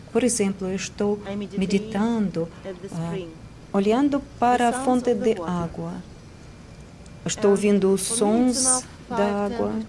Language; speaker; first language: Portuguese; non-native, fluent; Russian